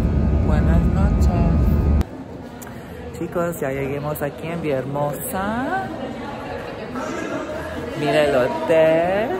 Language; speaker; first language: Spanish; early bilingual, heritage; English